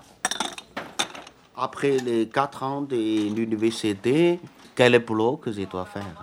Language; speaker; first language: French; non-native, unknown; Chinese